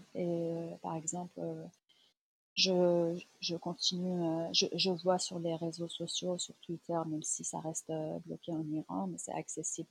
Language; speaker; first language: French; non-native, fluent; Persian